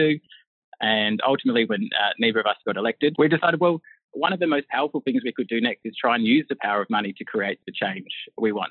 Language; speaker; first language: English; native; English